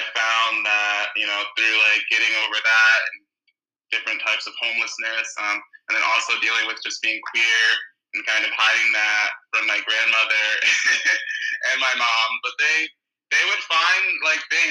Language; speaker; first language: English; native; English